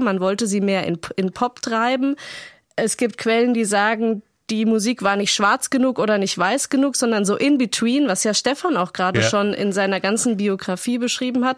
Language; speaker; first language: German; native; German